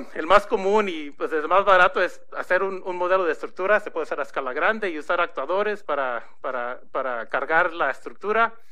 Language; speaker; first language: Spanish; early bilingual, heritage; Spanish